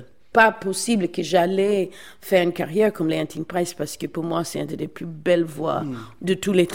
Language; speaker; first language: French; non-native, fluent; English